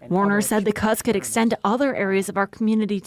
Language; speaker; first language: English; native; English